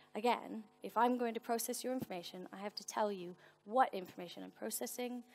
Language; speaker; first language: English; native; English